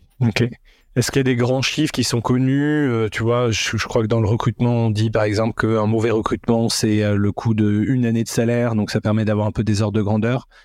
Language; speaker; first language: French; native; French